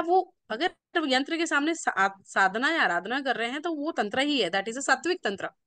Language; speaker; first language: Hindi; native; Hindi